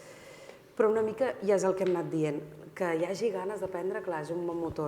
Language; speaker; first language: Catalan; native; Catalan